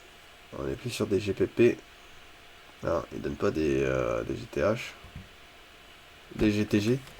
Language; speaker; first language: French; native; French